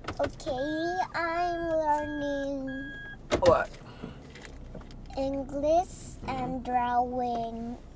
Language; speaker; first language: English; non-native, learner; Indonesian